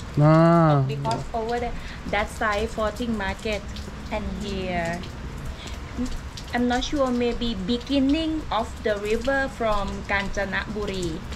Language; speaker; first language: English; non-native, learner; Thai